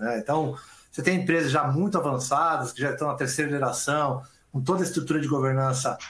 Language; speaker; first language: Portuguese; native; Portuguese